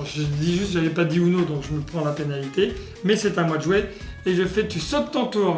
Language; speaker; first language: French; native; French